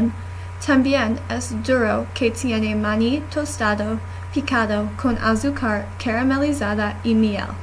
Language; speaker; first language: Spanish; non-native, learner; English